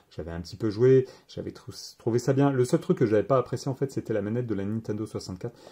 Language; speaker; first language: French; native; French